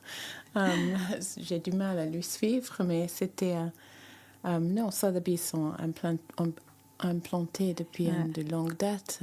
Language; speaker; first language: French; native; French